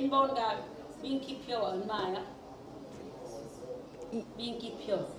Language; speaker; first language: Korean; non-native, learner; Vietnamese